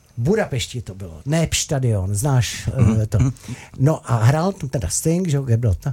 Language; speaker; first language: Czech; native; Czech